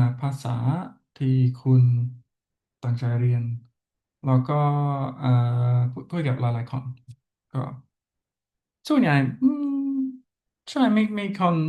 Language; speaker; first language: Thai; non-native, learner; English